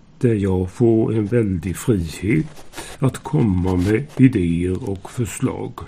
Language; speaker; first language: Swedish; native; Swedish